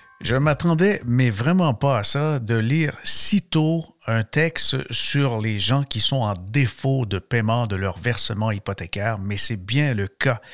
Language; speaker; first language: French; native; French